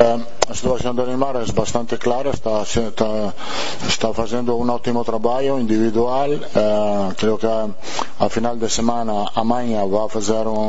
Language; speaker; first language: Portuguese; non-native, fluent; Italian